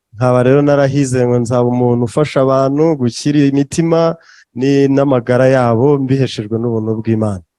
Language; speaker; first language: Kinyarwanda; native; Kinyarwanda